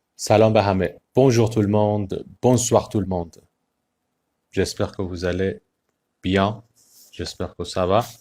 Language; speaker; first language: French; non-native, fluent; Persian